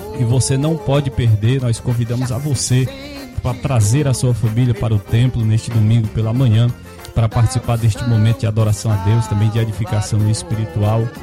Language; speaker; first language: Portuguese; native; Portuguese